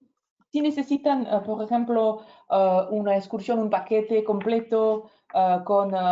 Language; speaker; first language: Spanish; non-native, fluent; French